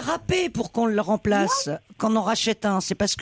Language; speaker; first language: French; native; French